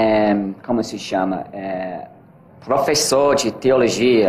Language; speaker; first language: Portuguese; non-native, learner; English